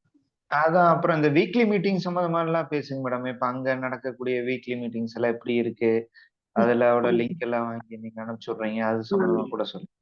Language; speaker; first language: Tamil; native; Tamil